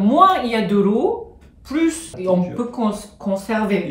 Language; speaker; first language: French; non-native, fluent; Japanese